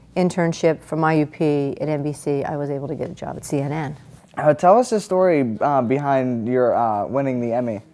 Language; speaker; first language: English; native; English